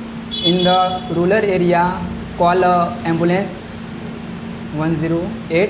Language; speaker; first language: English; non-native, learner; Hindi